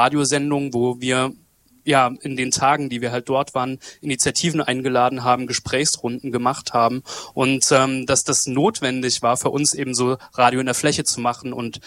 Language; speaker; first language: German; native; German